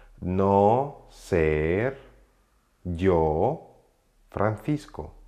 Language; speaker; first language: Russian; non-native, fluent; Spanish